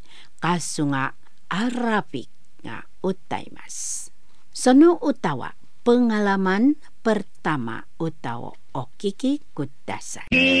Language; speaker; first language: Japanese; non-native, learner; Indonesian